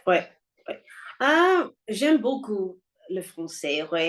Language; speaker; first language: French; non-native, learner; English